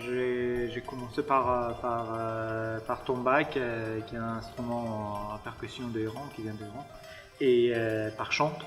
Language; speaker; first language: French; non-native, learner; Persian